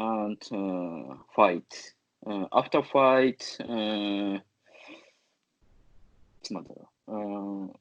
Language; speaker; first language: English; non-native, learner; Japanese